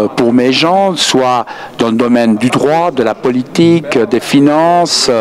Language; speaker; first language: French; native; French